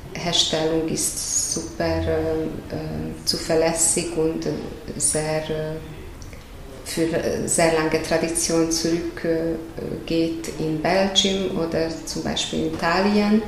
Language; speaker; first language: German; non-native, fluent; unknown